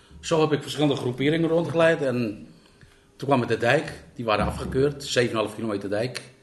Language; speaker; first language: Dutch; non-native, fluent; Turkish